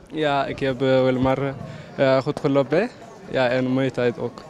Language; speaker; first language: Dutch; non-native, learner; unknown